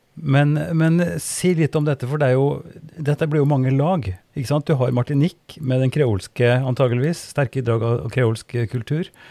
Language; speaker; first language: Norwegian; native; Norwegian